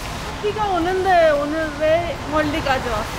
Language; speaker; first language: Korean; non-native, fluent; Persian